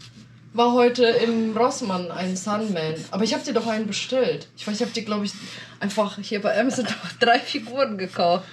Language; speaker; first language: German; native; German